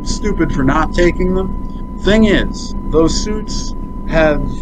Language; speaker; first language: English; native; English